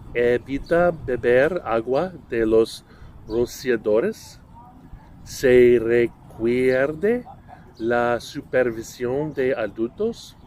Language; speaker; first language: Spanish; non-native, learner; English